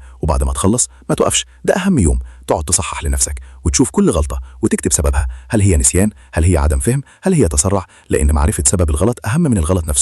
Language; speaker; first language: Arabic; native; Arabic